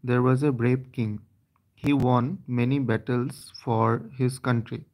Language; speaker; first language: English; non-native, local second language; Assamese